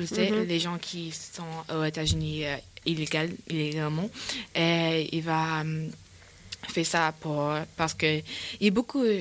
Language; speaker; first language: French; non-native, learner; English